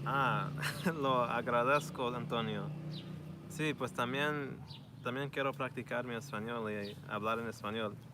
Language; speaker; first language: Spanish; non-native, learner; English